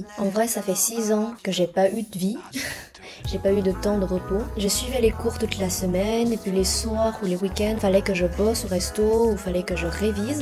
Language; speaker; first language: French; non-native, fluent; Vietnamese